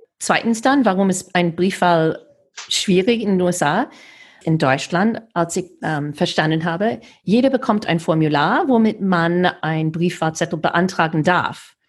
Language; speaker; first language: German; non-native, fluent; English